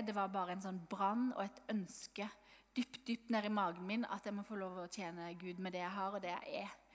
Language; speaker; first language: Norwegian; native; Norwegian